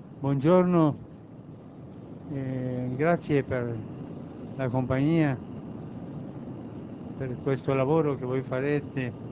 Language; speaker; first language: Italian; early bilingual, heritage; Spanish